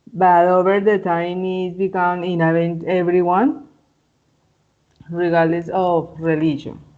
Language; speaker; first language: English; non-native, learner; Spanish